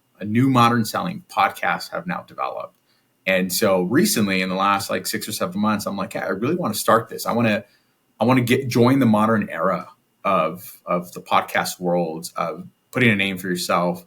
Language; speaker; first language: English; native; English